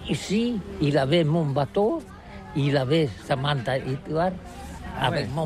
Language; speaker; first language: French; non-native, learner; Catalan